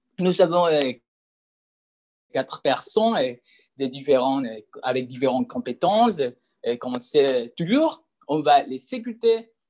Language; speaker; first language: French; non-native, learner; Spanish